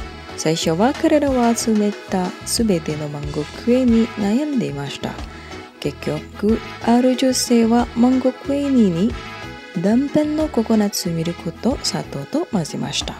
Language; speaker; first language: Japanese; non-native, fluent; Indonesian